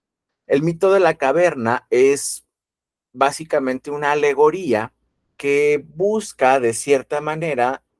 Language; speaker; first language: Spanish; native; Spanish